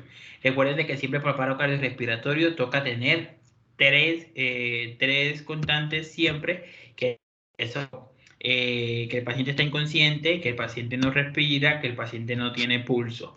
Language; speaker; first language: Spanish; native; Spanish